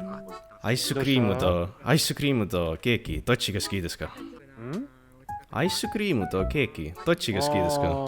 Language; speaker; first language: Japanese; non-native, learner; Estonian